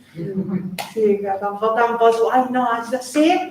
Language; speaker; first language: Catalan; non-native, fluent; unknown